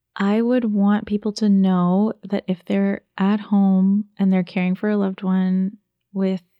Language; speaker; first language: English; native; English